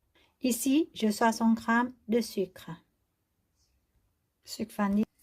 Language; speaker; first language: French; non-native, learner; Vietnamese